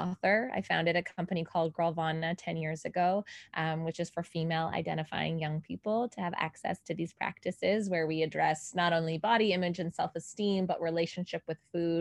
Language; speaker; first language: English; native; English